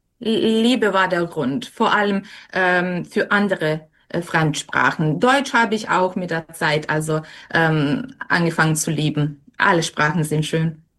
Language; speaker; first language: German; non-native, fluent; Serbian